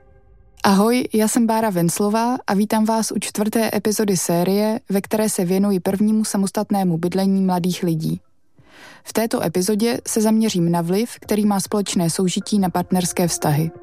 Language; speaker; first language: Czech; native; Czech